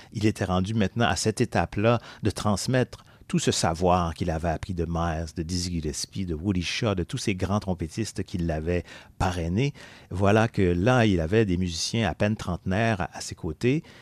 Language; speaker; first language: French; native; French